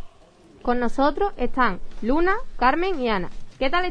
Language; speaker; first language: Spanish; native; Spanish